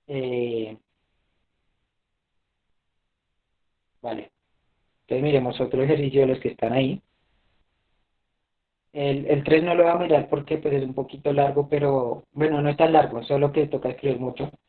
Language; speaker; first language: Spanish; native; Spanish